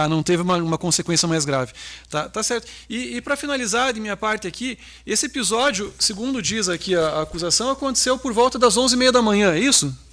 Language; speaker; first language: Portuguese; native; Portuguese